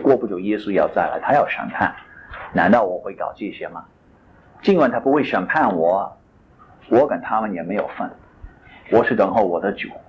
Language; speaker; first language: Chinese; non-native, fluent; English